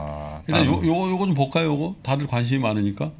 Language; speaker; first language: Korean; native; Korean